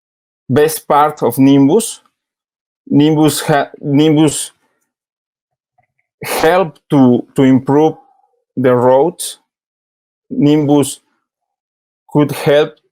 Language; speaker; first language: English; non-native, learner; Spanish